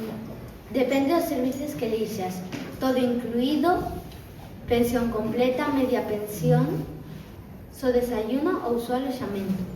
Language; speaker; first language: Galician; non-native, local second language; Spanish